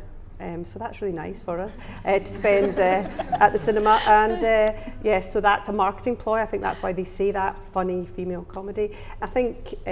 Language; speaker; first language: English; native; English